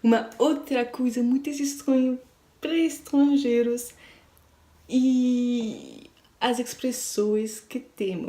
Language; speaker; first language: Portuguese; non-native, learner; French